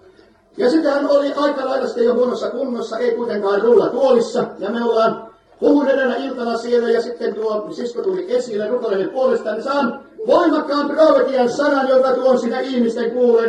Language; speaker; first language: Finnish; native; Finnish